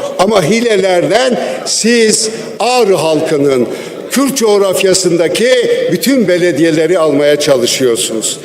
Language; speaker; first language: Turkish; non-native, local second language; Kurdish